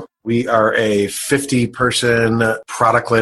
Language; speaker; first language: English; native; English